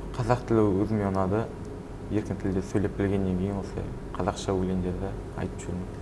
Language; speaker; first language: Kazakh; native; Kazakh